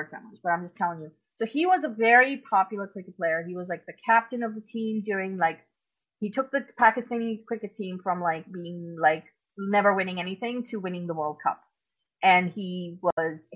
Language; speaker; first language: English; non-native, local second language; Urdu